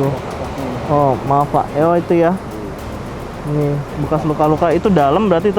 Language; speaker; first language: Indonesian; native; Indonesian